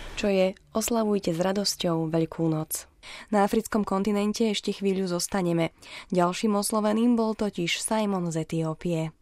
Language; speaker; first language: Slovak; native; Slovak